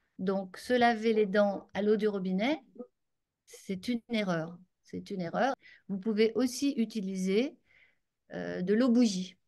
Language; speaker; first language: French; native; French